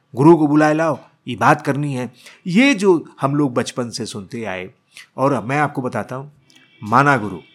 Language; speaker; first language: Hindi; native; Hindi